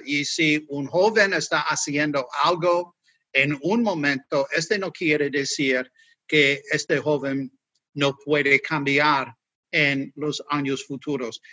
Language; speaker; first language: Spanish; non-native, learner; English